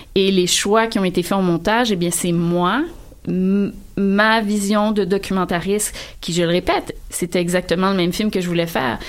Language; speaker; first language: French; native; French